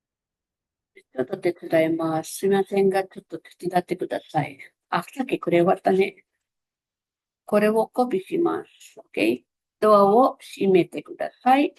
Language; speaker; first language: Japanese; non-native, fluent; Filipino